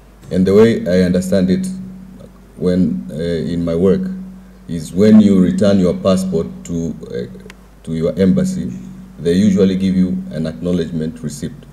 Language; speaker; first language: English; non-native, local second language; Swahili